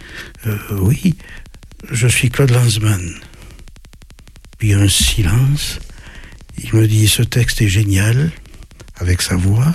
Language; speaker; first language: French; native; French